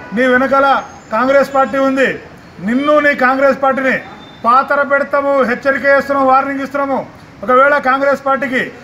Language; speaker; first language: Telugu; non-native, local second language; Lambadi